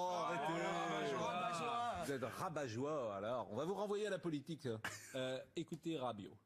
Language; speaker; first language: French; native; French